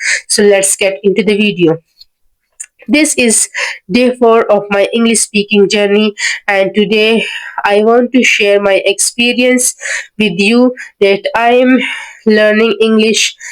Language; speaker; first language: English; non-native, learner; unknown